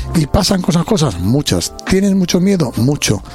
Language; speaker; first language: Spanish; native; Spanish